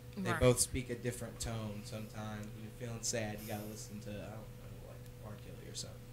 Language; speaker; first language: English; native; English